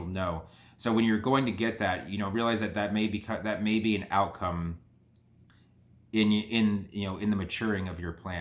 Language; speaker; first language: English; native; English